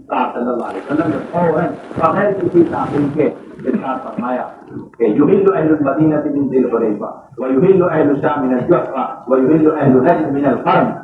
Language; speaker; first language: Urdu; native; Urdu